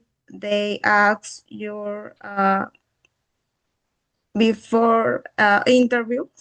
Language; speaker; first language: English; non-native, learner; Spanish